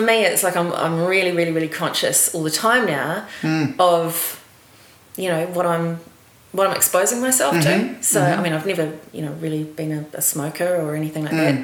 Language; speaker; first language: English; native; English